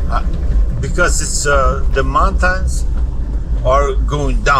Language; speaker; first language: English; non-native, learner; Albanian